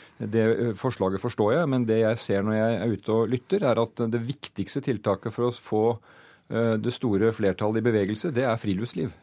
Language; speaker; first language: Norwegian; native; Norwegian